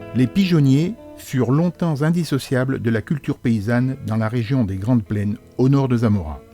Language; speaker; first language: French; native; French